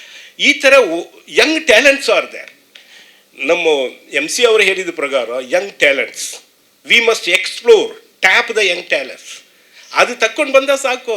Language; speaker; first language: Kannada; non-native, learner; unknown